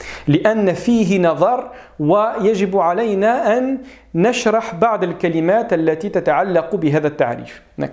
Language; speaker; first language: Arabic; non-native, fluent; French